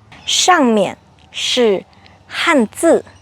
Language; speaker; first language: Chinese; non-native, fluent; English